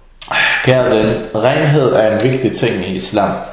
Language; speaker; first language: Danish; early bilingual, other home language; Arabic